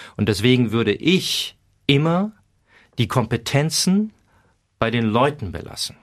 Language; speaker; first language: German; native; German